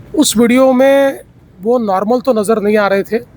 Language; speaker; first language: Hindi; non-native, local second language; Marathi